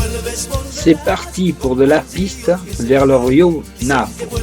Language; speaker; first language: French; native; French